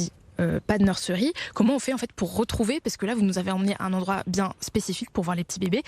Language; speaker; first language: French; native; French